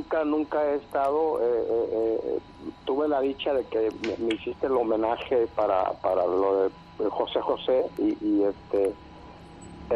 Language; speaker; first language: Spanish; native; Spanish